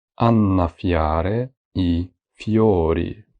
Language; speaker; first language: Italian; non-native, fluent; Ukrainian